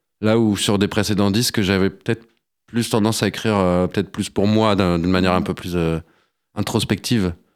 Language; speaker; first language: French; native; French